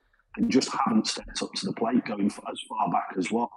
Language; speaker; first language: English; native; English